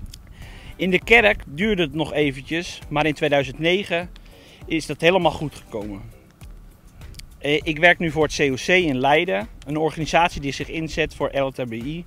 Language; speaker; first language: Dutch; native; Dutch